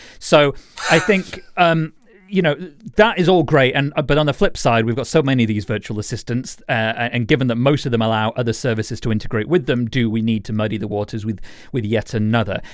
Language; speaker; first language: English; native; English